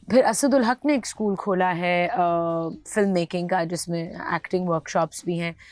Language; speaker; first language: Urdu; native; Urdu